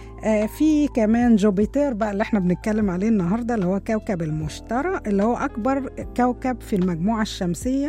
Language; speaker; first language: Arabic; native; Arabic